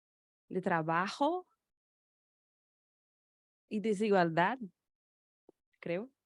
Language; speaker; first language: Spanish; non-native, learner; Portuguese